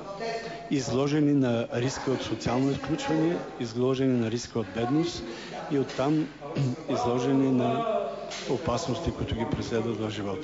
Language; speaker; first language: Bulgarian; native; Bulgarian